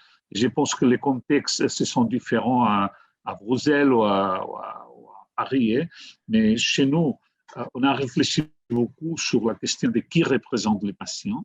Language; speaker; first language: French; non-native, fluent; Catalan